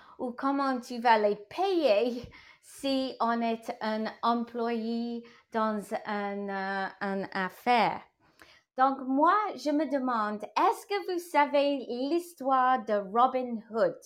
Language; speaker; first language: French; non-native, learner; English